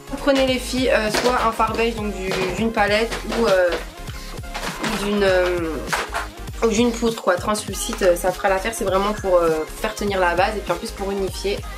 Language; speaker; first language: French; native; French